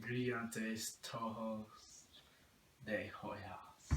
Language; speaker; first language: Spanish; non-native, learner; English